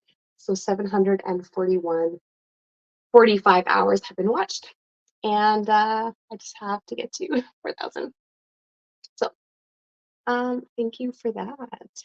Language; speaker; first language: English; non-native, fluent; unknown